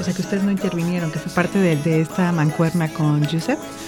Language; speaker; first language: Spanish; native; Spanish